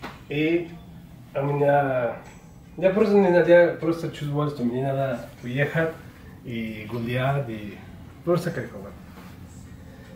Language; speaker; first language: Russian; non-native, learner; Spanish